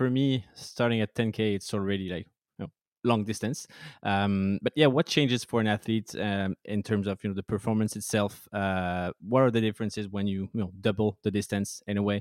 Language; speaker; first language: English; non-native, fluent; French